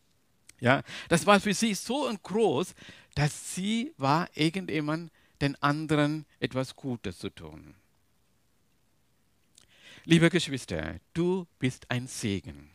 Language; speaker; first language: German; non-native, learner; Tamil